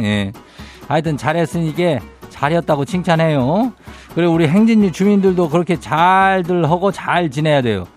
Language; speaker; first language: Korean; native; Korean